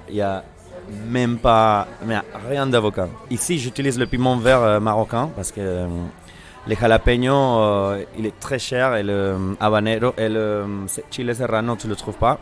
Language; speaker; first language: French; non-native, fluent; Spanish